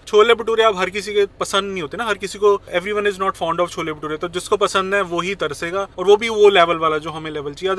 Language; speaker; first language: Hindi; native; Hindi